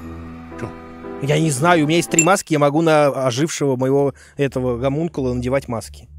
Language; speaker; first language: Russian; native; Russian